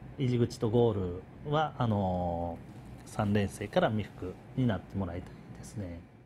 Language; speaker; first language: Japanese; native; Japanese